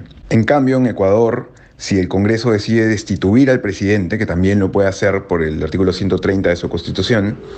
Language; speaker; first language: Spanish; native; Spanish